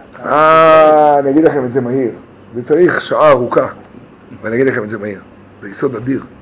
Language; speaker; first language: Hebrew; native; Hebrew